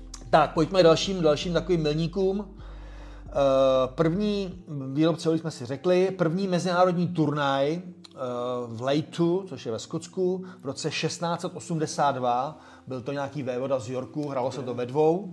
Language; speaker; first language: Czech; native; Czech